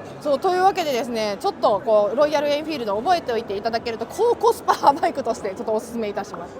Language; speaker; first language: Japanese; native; Japanese